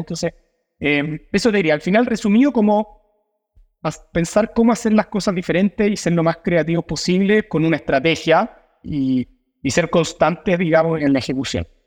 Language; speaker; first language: Spanish; native; Spanish